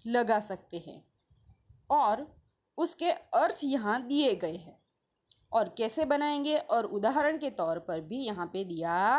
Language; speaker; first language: Hindi; non-native, local second language; Gujarati